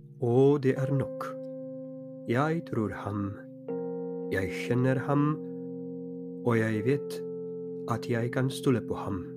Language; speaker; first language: Norwegian; non-native, fluent; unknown